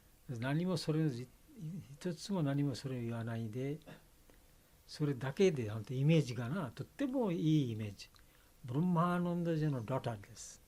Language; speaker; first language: Japanese; non-native, learner; Bangla